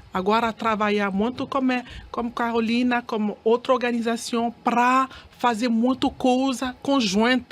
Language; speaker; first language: Portuguese; non-native, learner; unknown